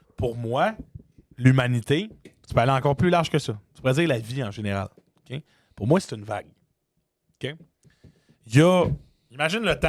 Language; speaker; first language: French; native; French